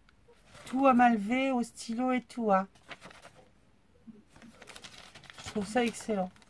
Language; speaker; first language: French; native; French